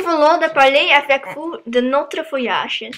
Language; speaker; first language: French; non-native, learner; Dutch